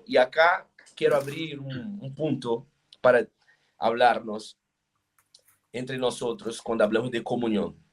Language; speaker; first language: Spanish; non-native, fluent; Portuguese